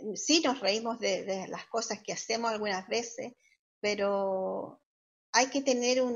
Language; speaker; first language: Spanish; native; Spanish